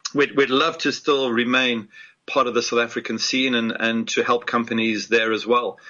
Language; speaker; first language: English; native; English